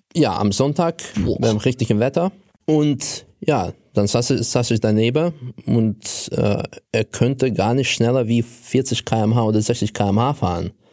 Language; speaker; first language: German; non-native, fluent; Russian